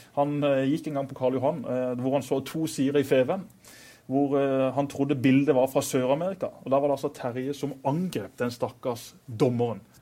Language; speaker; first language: Norwegian; native; Norwegian